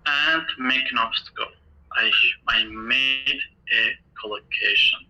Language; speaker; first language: English; non-native, fluent; Azerbaijani